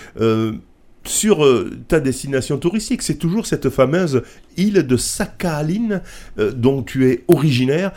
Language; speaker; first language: French; native; French